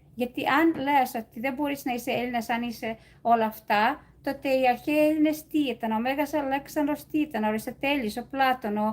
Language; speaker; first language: Greek; early bilingual, other home language; English